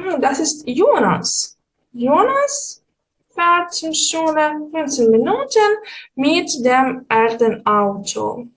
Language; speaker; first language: German; non-native, fluent; Ukrainian